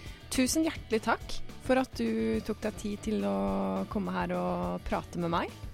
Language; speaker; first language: Norwegian; native; Norwegian